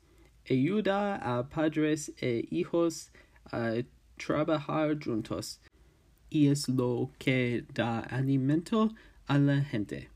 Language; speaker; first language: Spanish; non-native, learner; English